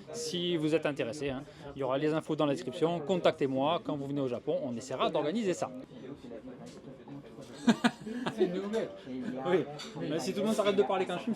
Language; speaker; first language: French; native; French